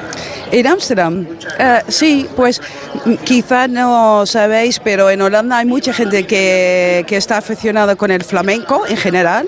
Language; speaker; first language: Spanish; non-native, fluent; Dutch